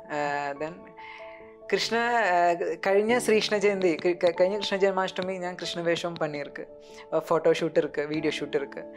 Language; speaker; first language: Tamil; non-native, learner; Malayalam